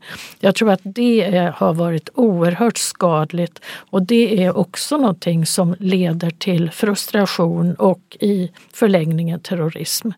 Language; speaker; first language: Swedish; native; Swedish